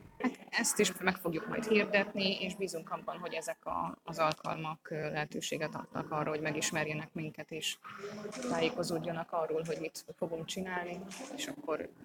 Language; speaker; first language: Hungarian; native; Hungarian